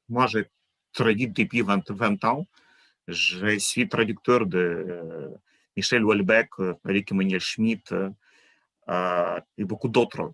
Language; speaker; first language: French; non-native, fluent; Ukrainian